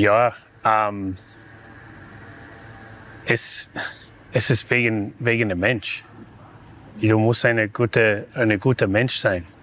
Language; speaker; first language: German; non-native, fluent; English